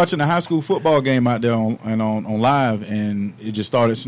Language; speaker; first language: English; native; English